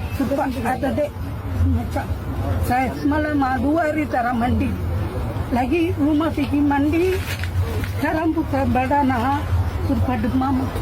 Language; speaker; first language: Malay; non-native, learner; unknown